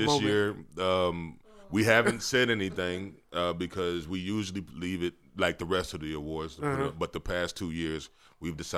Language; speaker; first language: English; native; English